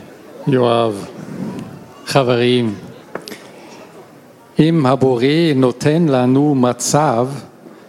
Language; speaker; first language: Hebrew; non-native, learner; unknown